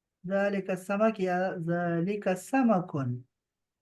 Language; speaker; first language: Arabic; non-native, fluent; Urdu